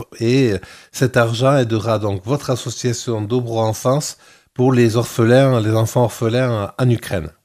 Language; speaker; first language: French; native; French